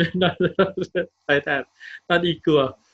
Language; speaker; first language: English; non-native, learner; Thai